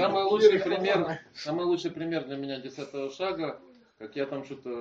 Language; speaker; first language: Polish; non-native, learner; Russian